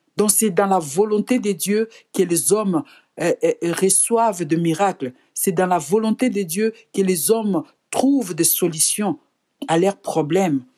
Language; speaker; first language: French; non-native, local second language; Lingala